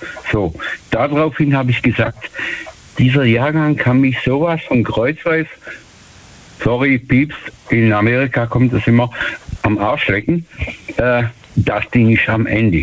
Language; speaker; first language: German; native; German